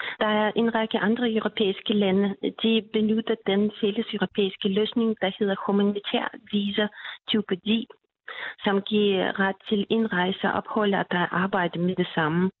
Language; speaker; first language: Danish; non-native, fluent; Russian